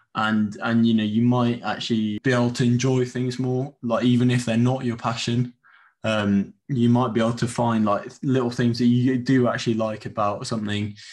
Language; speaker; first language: English; non-native, fluent; Spanish